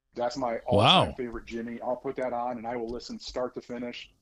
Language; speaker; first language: English; native; English